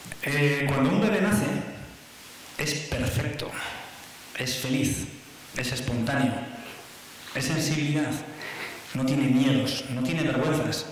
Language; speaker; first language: Spanish; native; Spanish